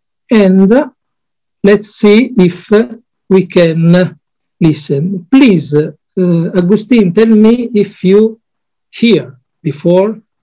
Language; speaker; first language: English; non-native, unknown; Italian